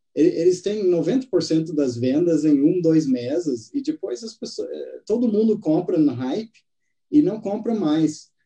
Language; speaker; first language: Portuguese; non-native, fluent; English